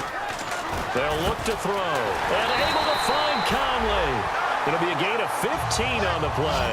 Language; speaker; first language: English; native; English